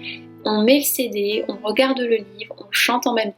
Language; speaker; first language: French; native; French